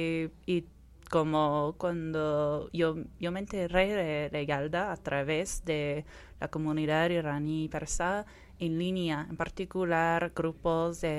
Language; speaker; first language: Spanish; non-native, fluent; English